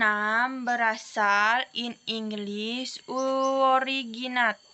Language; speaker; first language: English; non-native, learner; Indonesian